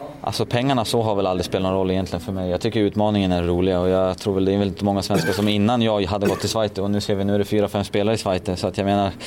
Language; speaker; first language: Swedish; native; Swedish